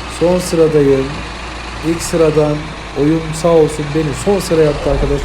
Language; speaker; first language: Turkish; native; Turkish